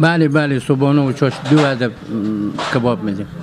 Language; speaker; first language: Persian; native; Persian